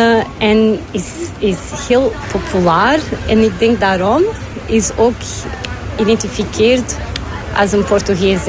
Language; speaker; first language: Dutch; non-native, learner; Portuguese